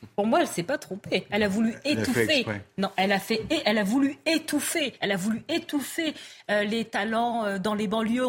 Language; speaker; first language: French; native; French